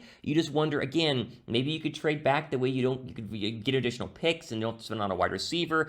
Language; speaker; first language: English; native; English